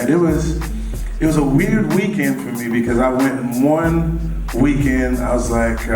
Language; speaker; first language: English; native; English